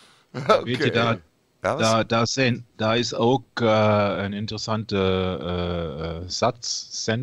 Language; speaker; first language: Dutch; non-native, learner; German